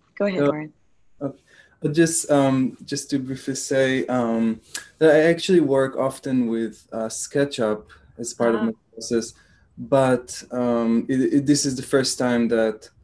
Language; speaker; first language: English; non-native, fluent; Hebrew